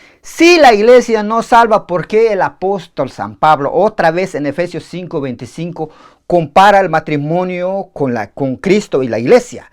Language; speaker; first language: Spanish; native; Spanish